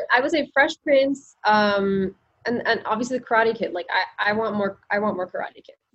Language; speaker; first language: English; native; English